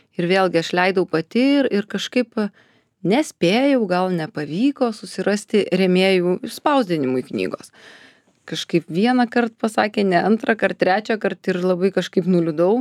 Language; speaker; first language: Lithuanian; native; Lithuanian